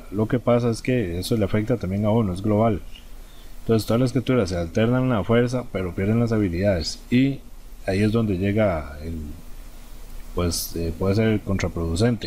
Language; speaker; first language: Spanish; native; Spanish